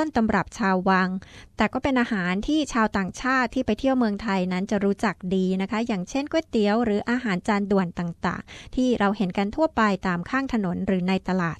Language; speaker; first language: Thai; native; Thai